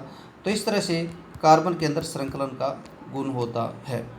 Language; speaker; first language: Hindi; native; Hindi